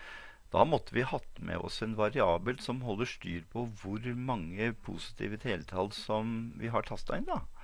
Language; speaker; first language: Norwegian; native; Norwegian